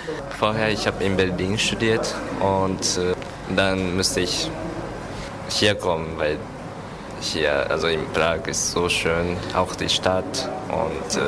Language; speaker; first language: German; non-native, learner; Japanese